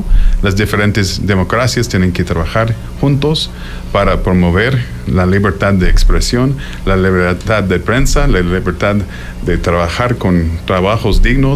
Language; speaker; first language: Spanish; non-native, fluent; English